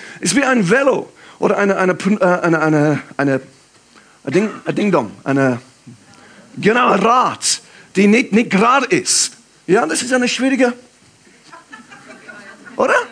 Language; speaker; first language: German; non-native, fluent; English